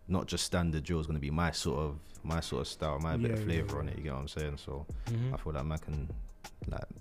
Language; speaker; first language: English; native; English